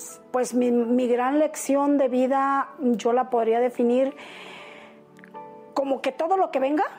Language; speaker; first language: Spanish; native; Spanish